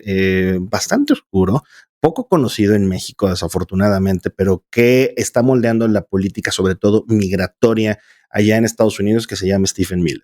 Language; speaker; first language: Spanish; native; Spanish